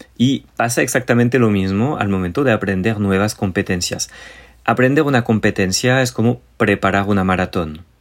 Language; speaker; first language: Spanish; non-native, fluent; French